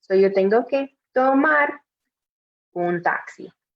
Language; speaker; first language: Spanish; non-native, fluent; English